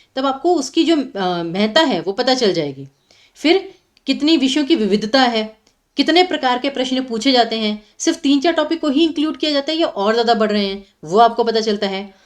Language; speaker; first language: Hindi; native; Hindi